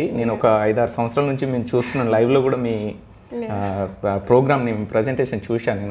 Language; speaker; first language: Telugu; native; Telugu